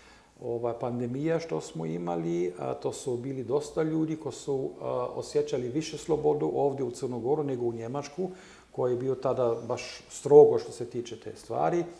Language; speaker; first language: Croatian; non-native, learner; German